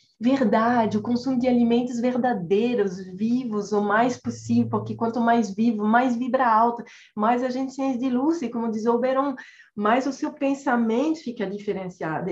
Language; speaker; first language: Portuguese; non-native, fluent; French